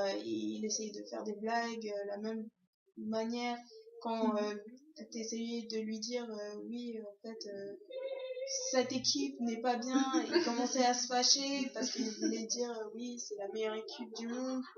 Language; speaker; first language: French; early bilingual, other home language; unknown